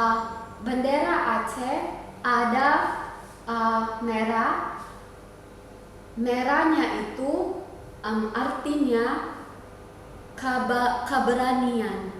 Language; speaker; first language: Indonesian; non-native, learner; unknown